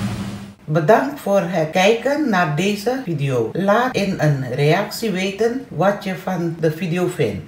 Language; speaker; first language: Dutch; non-native, local second language; Caribbean Hindustani